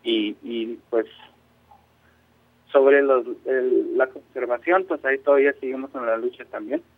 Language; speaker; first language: Spanish; non-native, local second language; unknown